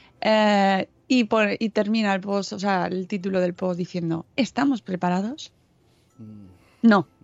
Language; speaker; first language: Spanish; native; Spanish